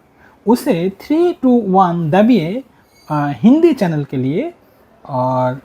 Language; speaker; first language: Hindi; non-native, learner; Bangla